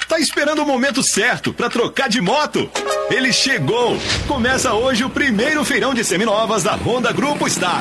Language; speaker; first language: Portuguese; native; Portuguese